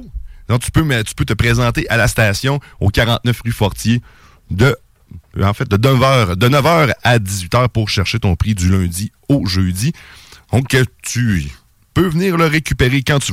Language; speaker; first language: French; native; French